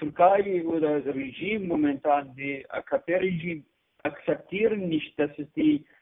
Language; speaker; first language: German; non-native, learner; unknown